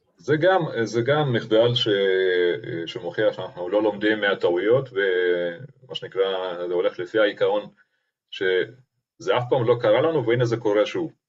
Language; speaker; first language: Hebrew; non-native, fluent; Russian